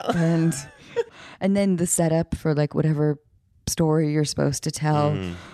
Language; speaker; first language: English; native; English